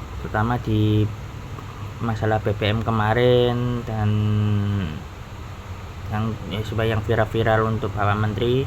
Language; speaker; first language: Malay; non-native, local second language; Javanese